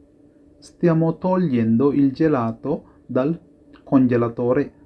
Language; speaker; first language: Italian; non-native, fluent; Sinhala